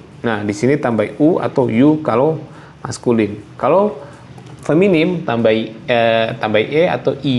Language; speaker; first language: Indonesian; non-native, local second language; Javanese